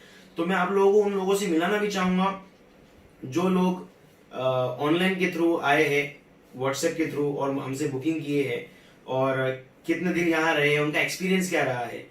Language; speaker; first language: Hindi; native; Hindi